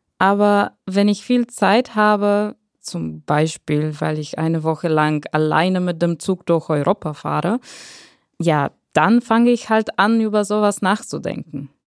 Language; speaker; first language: German; non-native, fluent; Bulgarian